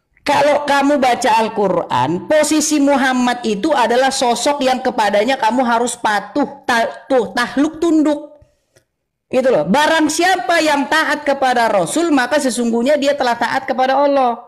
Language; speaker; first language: Indonesian; native; Indonesian